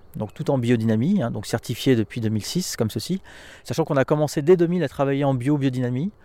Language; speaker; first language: French; native; French